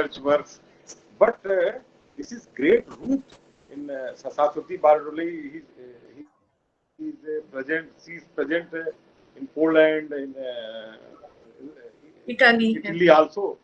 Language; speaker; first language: English; non-native, local second language; Hindi